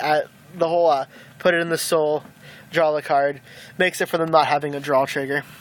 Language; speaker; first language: English; native; English